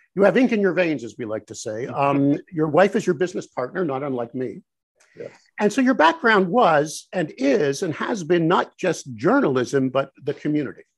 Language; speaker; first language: English; native; English